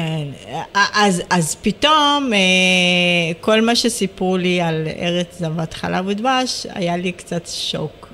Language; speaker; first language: Hebrew; early bilingual, other home language; Amharic